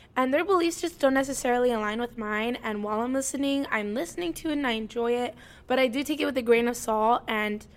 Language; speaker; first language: English; native; English